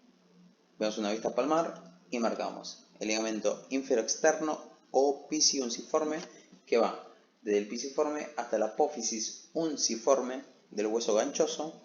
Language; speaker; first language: Spanish; native; Spanish